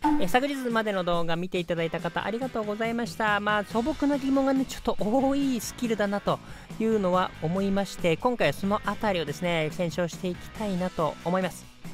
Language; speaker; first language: Japanese; native; Japanese